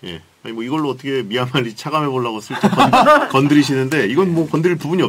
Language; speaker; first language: Korean; native; Korean